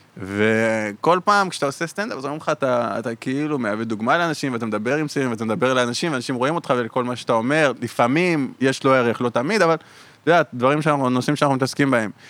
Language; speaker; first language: Hebrew; native; Hebrew